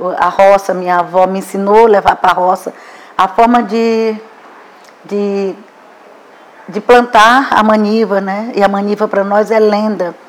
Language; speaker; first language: Portuguese; non-native, local second language; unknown